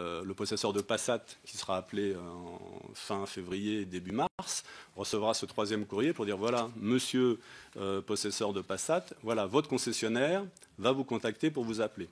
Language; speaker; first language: French; native; French